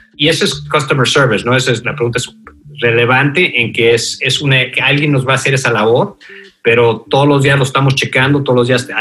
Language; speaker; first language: Spanish; native; Spanish